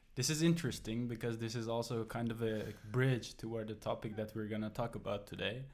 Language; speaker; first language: English; non-native, fluent; Persian